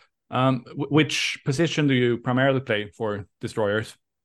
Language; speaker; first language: English; non-native, fluent; Swedish